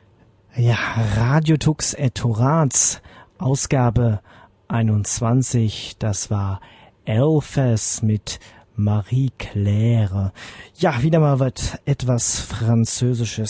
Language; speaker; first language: German; native; German